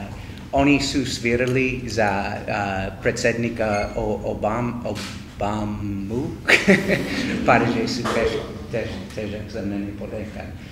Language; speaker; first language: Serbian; non-native, learner; English